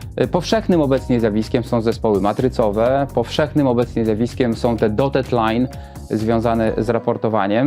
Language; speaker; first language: Polish; native; Polish